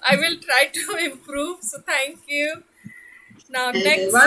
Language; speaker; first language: English; non-native, local second language; Hindi